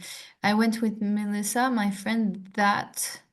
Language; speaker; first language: English; non-native, learner; French